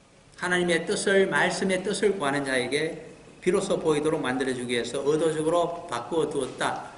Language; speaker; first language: Korean; native; Korean